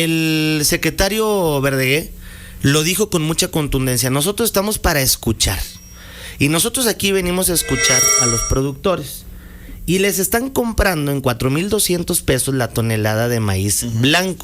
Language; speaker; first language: Spanish; native; Spanish